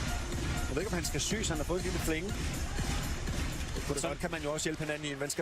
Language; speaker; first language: Danish; native; Danish